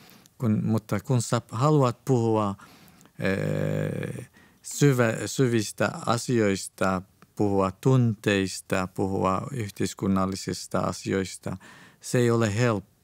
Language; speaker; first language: Finnish; non-native, fluent; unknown